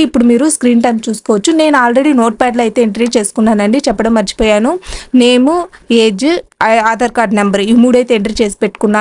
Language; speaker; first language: Telugu; native; Telugu